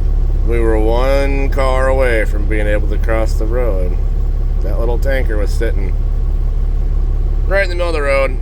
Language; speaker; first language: English; native; English